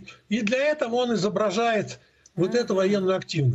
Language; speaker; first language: Russian; native; Russian